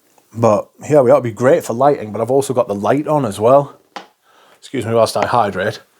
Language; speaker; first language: English; native; English